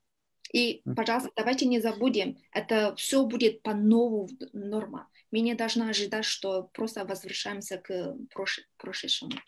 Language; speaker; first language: Russian; non-native, learner; Kyrgyz